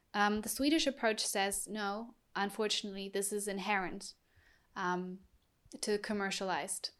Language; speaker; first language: English; non-native, fluent; German